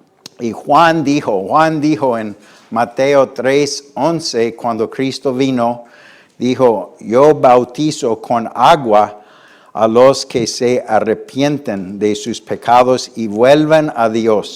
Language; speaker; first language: Spanish; non-native, fluent; English